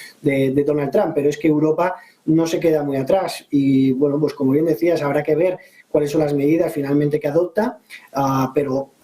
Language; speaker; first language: Spanish; native; Spanish